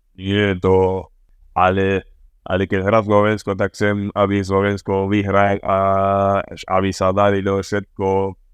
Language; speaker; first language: Slovak; non-native, learner; Spanish